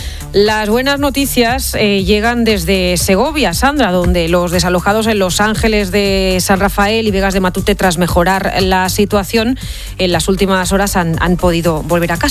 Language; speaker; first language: Spanish; native; Spanish